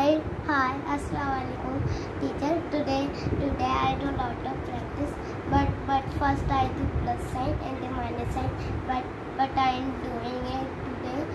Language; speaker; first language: English; non-native, learner; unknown